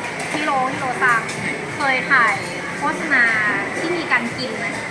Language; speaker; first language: Thai; native; Thai